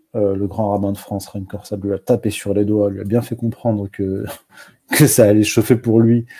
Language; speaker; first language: French; non-native, local second language; Arabic